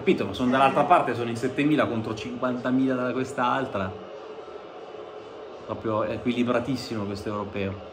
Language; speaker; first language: Italian; native; Italian